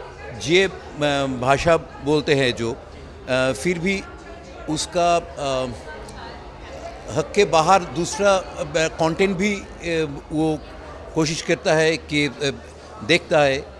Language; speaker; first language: Hindi; non-native, local second language; Bangla